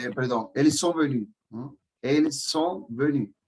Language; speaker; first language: French; non-native, fluent; Spanish